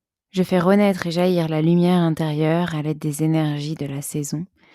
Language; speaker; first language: French; native; French